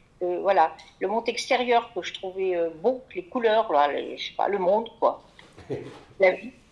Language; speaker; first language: French; early bilingual, other home language; Kabyle